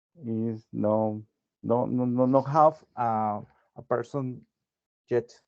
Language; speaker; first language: English; non-native, learner; Spanish